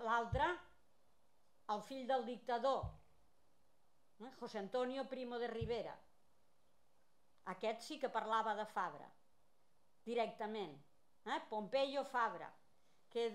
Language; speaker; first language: Catalan; native; Catalan